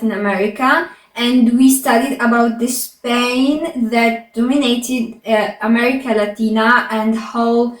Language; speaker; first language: English; non-native, fluent; Arabic